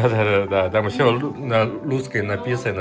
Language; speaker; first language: Russian; non-native, learner; Chinese